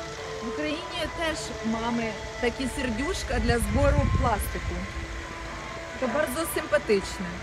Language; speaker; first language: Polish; non-native, learner; Russian